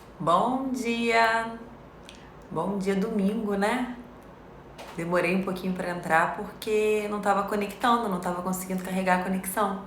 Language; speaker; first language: Portuguese; native; Portuguese